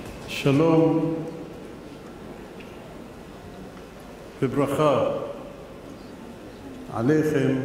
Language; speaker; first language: Hebrew; non-native, local second language; Arabic